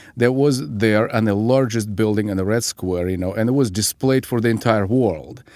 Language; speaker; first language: English; non-native, fluent; Ukrainian